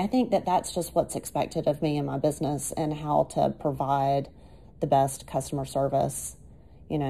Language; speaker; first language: English; native; English